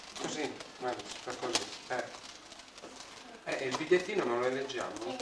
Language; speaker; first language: Italian; native; Italian